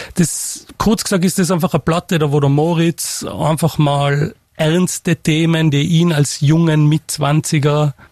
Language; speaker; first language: German; native; German